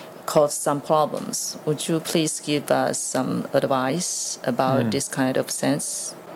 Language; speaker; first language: English; non-native, learner; Chinese